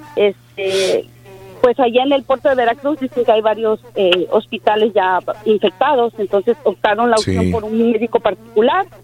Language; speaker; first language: Spanish; native; Spanish